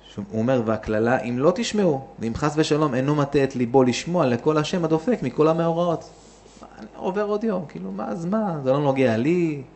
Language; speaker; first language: Hebrew; native; Hebrew